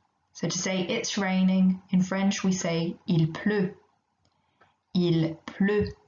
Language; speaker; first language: French; non-native, fluent; English